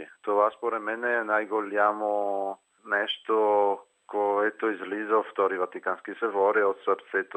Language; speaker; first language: Bulgarian; non-native, fluent; Italian